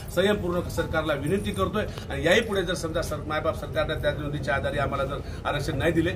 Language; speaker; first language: Marathi; non-native, local second language; Lambadi